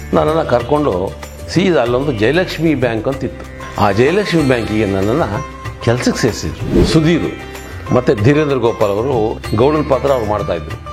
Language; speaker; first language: Kannada; native; Kannada